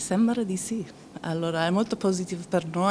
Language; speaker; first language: Italian; non-native, fluent; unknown